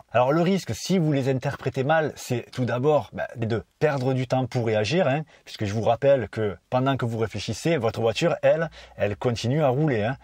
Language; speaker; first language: French; native; French